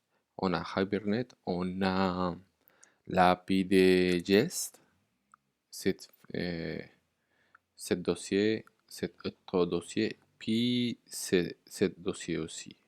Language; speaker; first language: French; non-native, fluent; Spanish